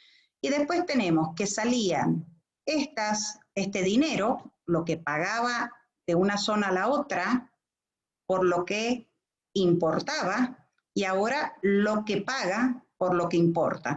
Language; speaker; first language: Spanish; native; Spanish